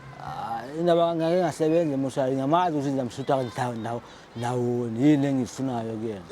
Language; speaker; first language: Zulu; non-native, local second language; Xhosa